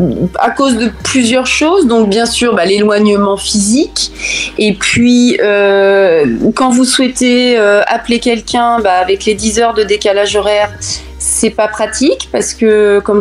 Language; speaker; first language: French; native; French